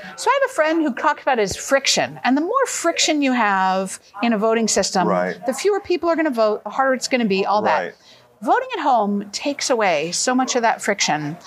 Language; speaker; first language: English; native; English